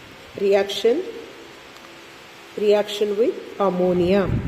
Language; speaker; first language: English; non-native, local second language; Tamil